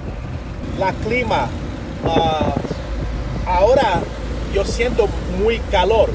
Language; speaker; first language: Spanish; non-native, learner; English